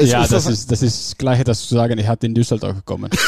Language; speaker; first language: German; non-native, fluent; Finnish